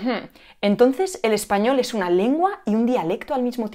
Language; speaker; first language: Spanish; native; Spanish